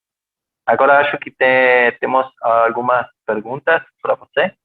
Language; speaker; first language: Portuguese; non-native, fluent; Spanish